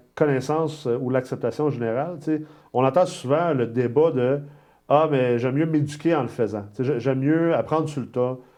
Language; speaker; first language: French; native; French